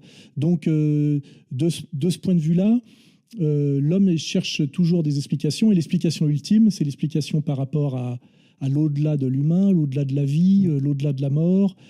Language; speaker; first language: French; native; French